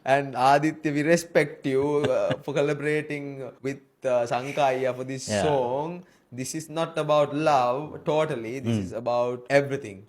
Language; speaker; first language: English; non-native, local second language; Sinhala